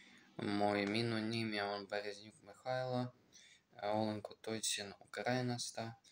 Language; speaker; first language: Finnish; non-native, learner; Ukrainian